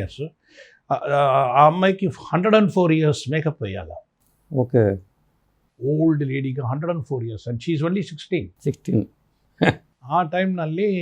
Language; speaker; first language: Telugu; non-native, fluent; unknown